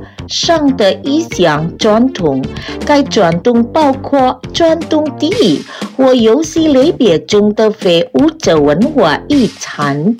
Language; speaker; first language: Chinese; non-native, fluent; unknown